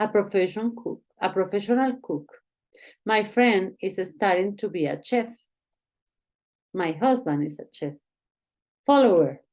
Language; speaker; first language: English; non-native, learner; Spanish